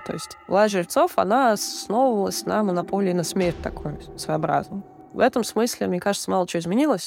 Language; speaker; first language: Russian; native; Russian